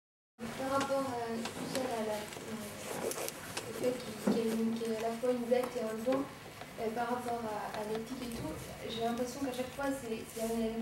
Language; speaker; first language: French; native; French